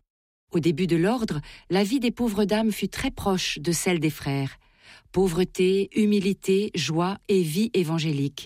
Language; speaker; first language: French; native; French